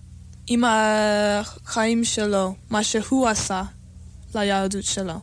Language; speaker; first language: Hebrew; non-native, learner; English